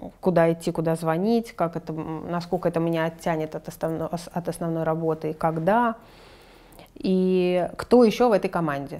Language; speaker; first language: Russian; native; Russian